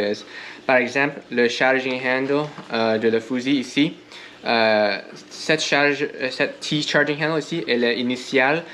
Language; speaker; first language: French; non-native, learner; English